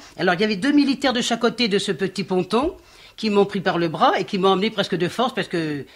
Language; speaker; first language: French; native; French